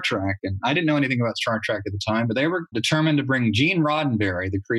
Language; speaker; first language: English; native; English